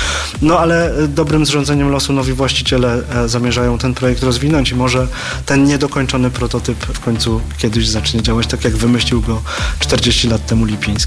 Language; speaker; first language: Polish; native; Polish